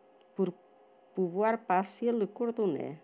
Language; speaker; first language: French; non-native, fluent; Portuguese